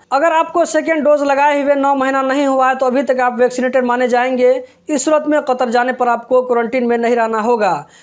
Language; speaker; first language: Hindi; native; Hindi